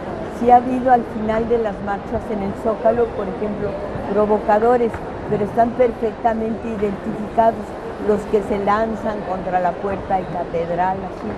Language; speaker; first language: Spanish; early bilingual, other home language; French